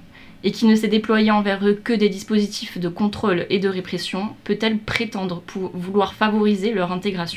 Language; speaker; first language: French; native; French